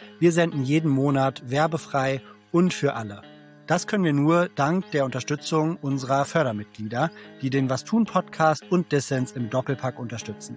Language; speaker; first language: German; native; German